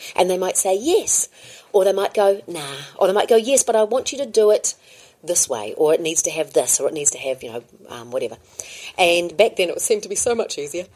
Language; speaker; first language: English; native; English